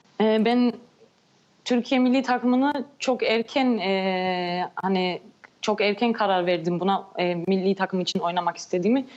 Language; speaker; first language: Turkish; early bilingual, heritage; Turkish